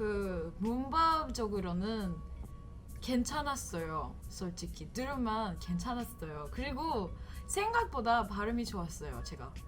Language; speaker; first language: Korean; non-native, fluent; English